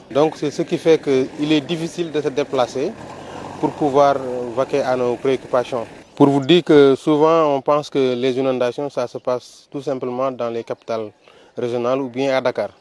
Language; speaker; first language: French; non-native, local second language; Wolof